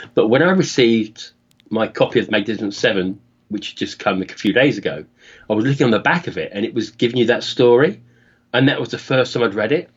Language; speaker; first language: English; native; English